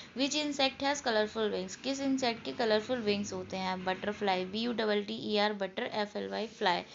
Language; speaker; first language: Hindi; native; Hindi